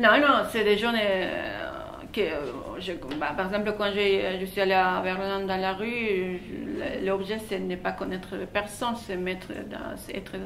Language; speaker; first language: French; non-native, fluent; Spanish